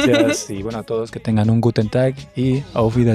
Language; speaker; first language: Spanish; native; Spanish